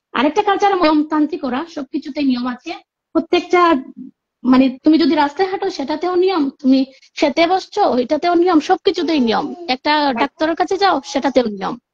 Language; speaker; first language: Bangla; native; Bangla